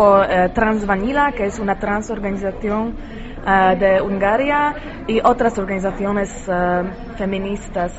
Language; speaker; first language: Spanish; non-native, learner; Polish